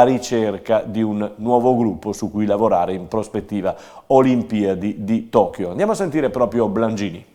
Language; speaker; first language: Italian; native; Italian